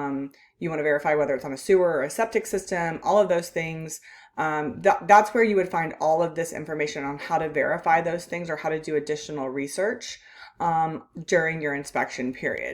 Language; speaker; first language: English; native; English